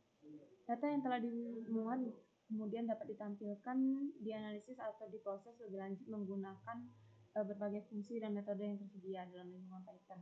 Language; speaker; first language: Indonesian; native; Indonesian